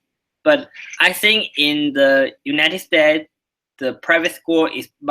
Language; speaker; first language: English; non-native, learner; Chinese